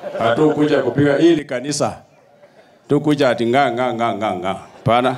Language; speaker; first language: Swahili; non-native, local second language; Luyia